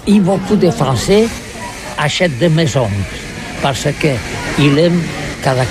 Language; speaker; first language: French; non-native, learner; Catalan